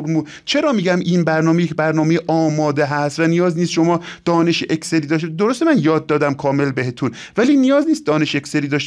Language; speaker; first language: Persian; native; Persian